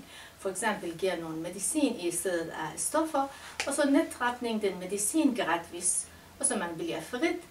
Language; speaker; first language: Danish; non-native, learner; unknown